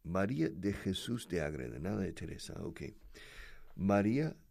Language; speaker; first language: Spanish; non-native, fluent; English